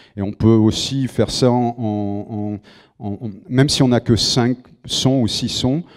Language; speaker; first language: French; native; French